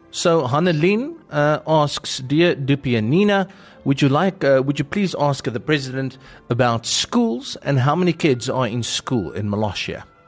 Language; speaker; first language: English; non-native, local second language; Afrikaans